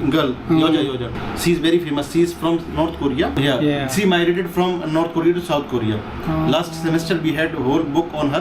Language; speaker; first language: English; non-native, local second language; Hindi